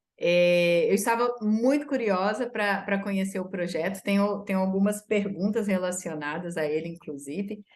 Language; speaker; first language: Portuguese; native; Portuguese